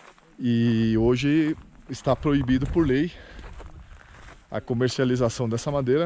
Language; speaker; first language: Portuguese; native; Portuguese